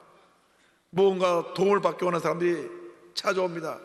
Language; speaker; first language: Korean; native; Korean